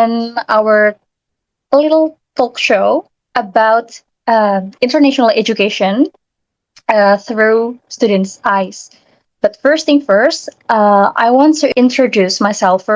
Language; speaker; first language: English; non-native, learner; Indonesian